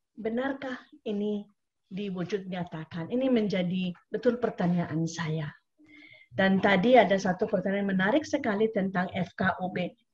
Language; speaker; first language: Indonesian; non-native, fluent; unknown